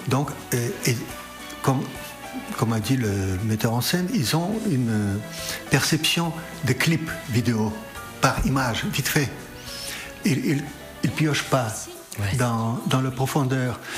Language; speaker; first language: French; non-native, fluent; Russian